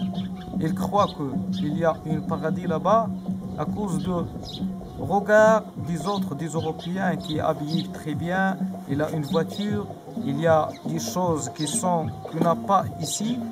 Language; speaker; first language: French; non-native, learner; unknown